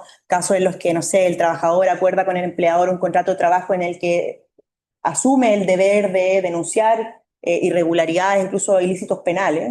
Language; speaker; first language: Spanish; native; Spanish